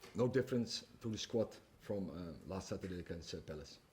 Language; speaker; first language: English; non-native, fluent; Dutch